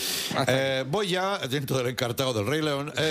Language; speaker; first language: Spanish; native; Spanish